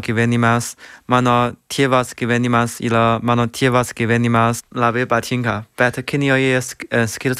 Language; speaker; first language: Lithuanian; non-native, learner; Chinese